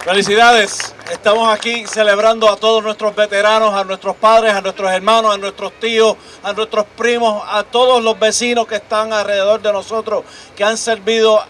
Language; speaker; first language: Spanish; early bilingual, heritage; Spanish